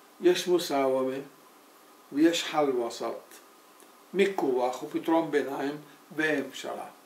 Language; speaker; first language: Hebrew; early bilingual, other home language; Arabic